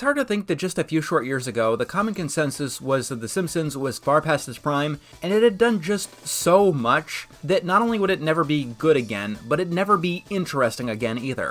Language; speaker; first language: English; native; English